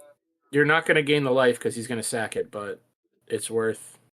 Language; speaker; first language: English; native; English